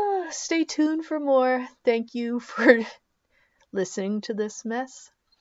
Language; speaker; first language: English; native; English